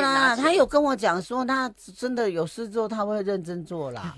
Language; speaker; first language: Chinese; native; Chinese